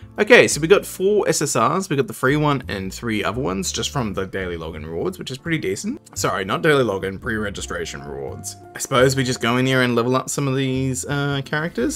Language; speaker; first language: English; native; English